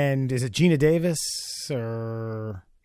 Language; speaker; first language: English; native; English